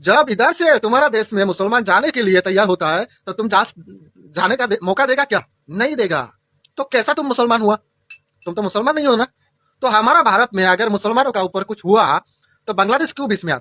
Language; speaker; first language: Hindi; non-native, local second language; Bangla